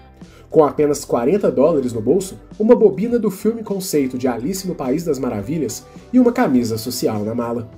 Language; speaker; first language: Portuguese; native; Portuguese